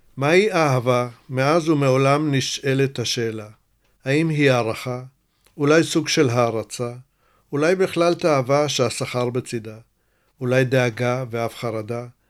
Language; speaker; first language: Hebrew; early bilingual, other home language; Russian